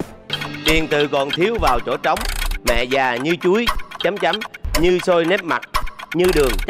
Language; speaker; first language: Vietnamese; native; Vietnamese